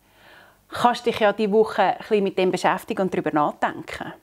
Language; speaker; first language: German; native; German